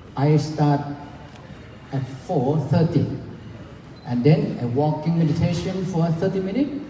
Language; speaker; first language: English; non-native, learner; Thai